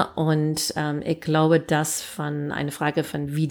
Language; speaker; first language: German; non-native, fluent; English